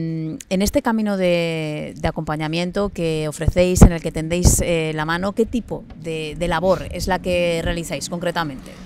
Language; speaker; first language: Spanish; native; Spanish